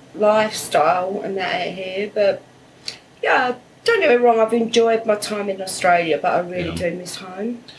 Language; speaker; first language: English; native; English